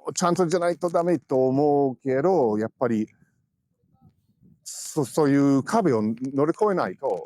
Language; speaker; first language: Japanese; non-native, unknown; English